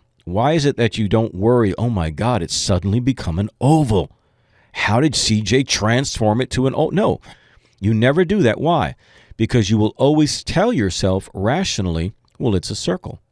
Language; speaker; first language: English; native; English